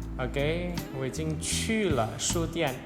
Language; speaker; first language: Chinese; non-native, fluent; Indonesian